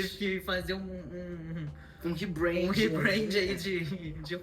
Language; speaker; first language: Portuguese; native; Portuguese